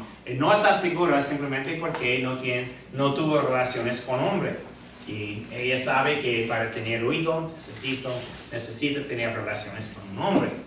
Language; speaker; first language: Spanish; non-native, fluent; English